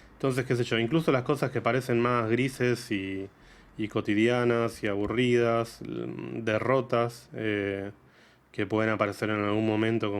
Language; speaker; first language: Spanish; native; Spanish